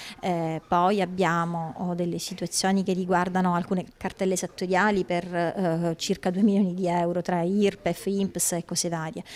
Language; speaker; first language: Italian; native; Italian